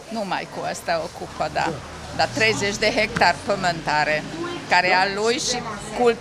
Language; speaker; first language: Romanian; non-native, local second language; Hungarian